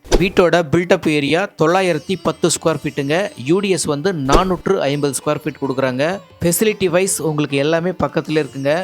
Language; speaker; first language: Tamil; native; Tamil